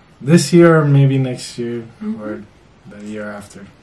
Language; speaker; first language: English; native; English